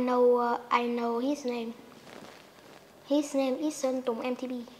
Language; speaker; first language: English; non-native, learner; Vietnamese